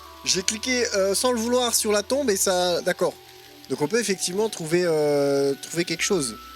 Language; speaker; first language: French; native; French